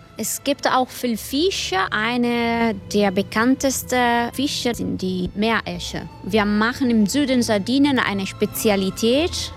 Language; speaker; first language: German; non-native, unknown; Sardinian